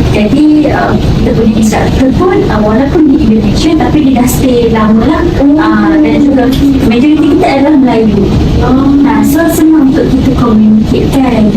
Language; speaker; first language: Malay; native; Malay